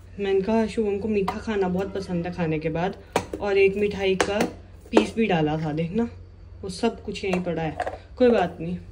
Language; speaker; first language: Hindi; native; Hindi